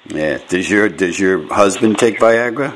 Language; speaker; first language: English; native; English